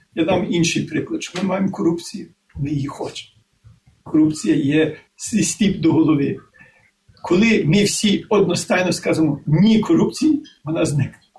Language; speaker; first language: Ukrainian; early bilingual, heritage; Ukrainian